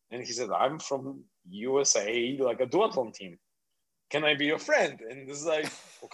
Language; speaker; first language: English; non-native, fluent; Polish